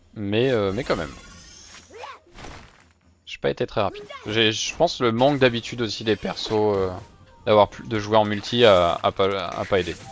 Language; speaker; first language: French; native; French